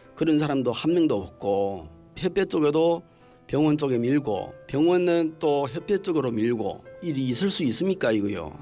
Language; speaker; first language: Korean; early bilingual, heritage; Korean